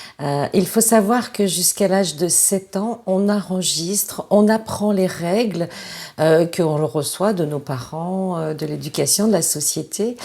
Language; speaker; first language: French; native; French